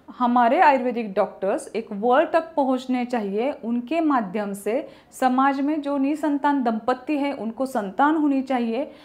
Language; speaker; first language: Hindi; non-native, local second language; Marathi